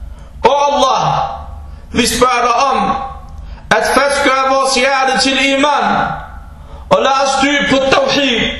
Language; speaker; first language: Danish; non-native, fluent; Arabic